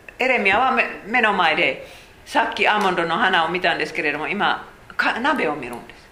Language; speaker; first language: Japanese; non-native, fluent; Finnish